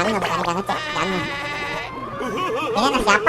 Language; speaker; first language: Indonesian; native; Indonesian